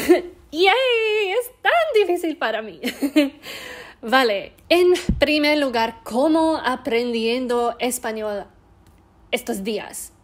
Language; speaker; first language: Spanish; non-native, learner; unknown